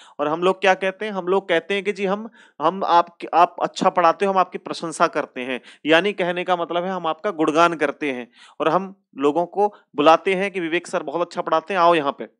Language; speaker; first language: Hindi; native; Hindi